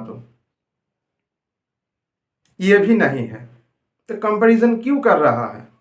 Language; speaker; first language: Hindi; non-native, local second language; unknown